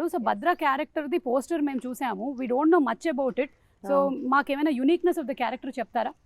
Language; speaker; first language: Telugu; native; Telugu